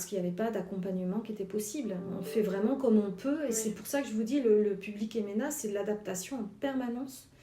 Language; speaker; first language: French; native; French